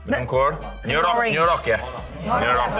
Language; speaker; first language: Indonesian; non-native, learner; English